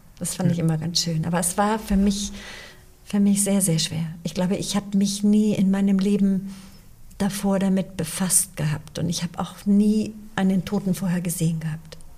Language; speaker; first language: German; early bilingual, other home language; English